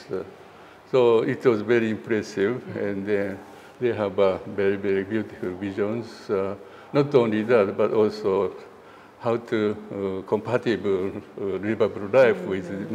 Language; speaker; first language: English; non-native, learner; Japanese